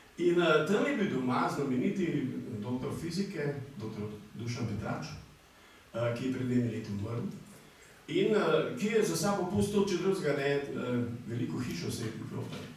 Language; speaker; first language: Slovenian; native; Slovenian